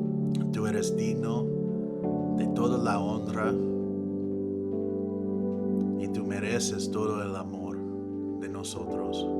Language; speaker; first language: Spanish; non-native, fluent; English